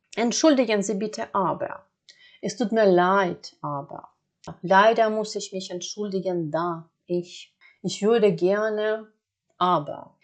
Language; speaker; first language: German; non-native, fluent; Ukrainian